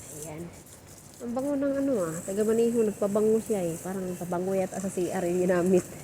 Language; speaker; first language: Filipino; non-native, local second language; Cebuano